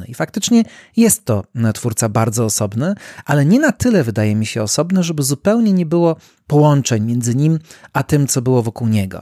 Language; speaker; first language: Polish; native; Polish